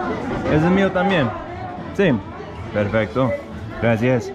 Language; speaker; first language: Spanish; non-native, learner; English